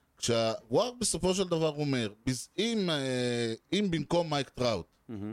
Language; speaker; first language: Hebrew; native; Hebrew